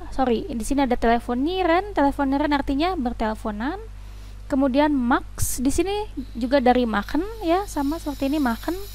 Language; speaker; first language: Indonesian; native; Indonesian